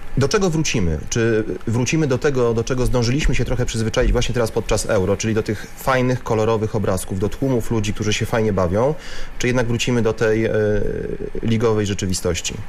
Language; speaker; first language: Polish; native; Polish